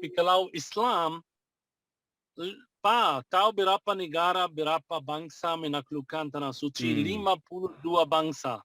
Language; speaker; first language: Indonesian; non-native, fluent; Arabic